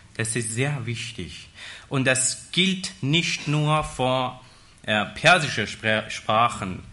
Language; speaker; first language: German; non-native, learner; Persian